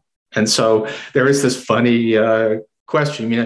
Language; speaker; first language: English; native; English